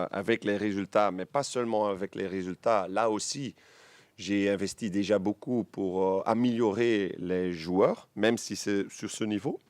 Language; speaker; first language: French; non-native, local second language; Dutch